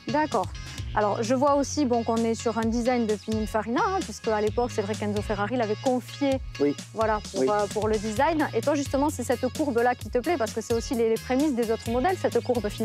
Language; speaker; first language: French; native; French